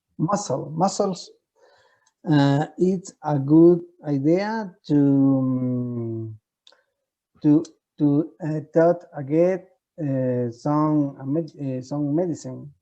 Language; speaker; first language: English; non-native, learner; Spanish